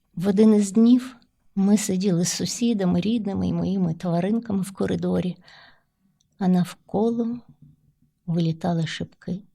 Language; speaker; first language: Ukrainian; non-native, local second language; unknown